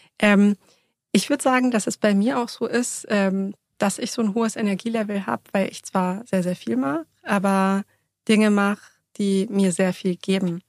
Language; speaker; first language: German; early bilingual, other home language; Persian